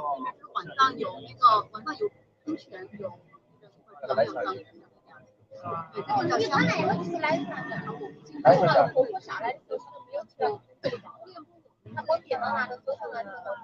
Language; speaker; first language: Chinese; native; Chinese